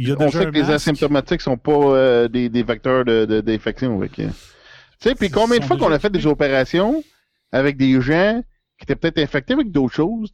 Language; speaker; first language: French; native; French